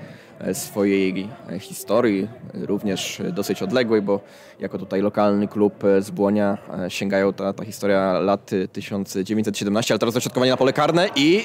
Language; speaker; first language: Polish; native; Polish